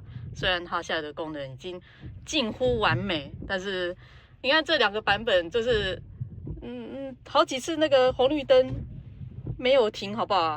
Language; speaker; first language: Chinese; native; Chinese